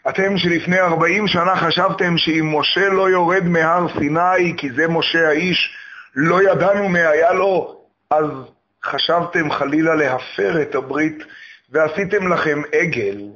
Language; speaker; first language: Hebrew; native; Hebrew